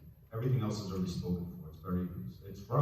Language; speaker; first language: English; native; English